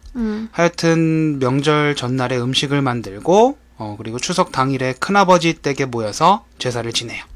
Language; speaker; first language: Korean; native; Korean